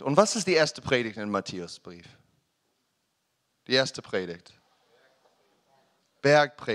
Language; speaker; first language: German; non-native, learner; English